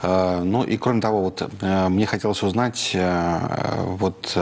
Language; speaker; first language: Russian; native; Russian